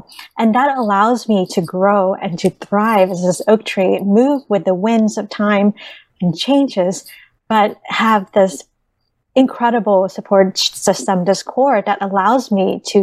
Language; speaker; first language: English; early bilingual, other home language; Vietnamese